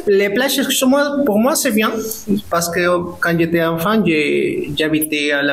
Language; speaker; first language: French; non-native, fluent; Spanish